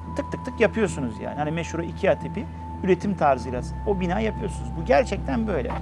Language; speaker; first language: Turkish; native; Turkish